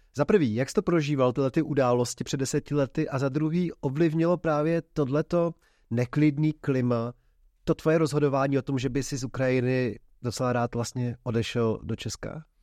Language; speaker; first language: Czech; native; Czech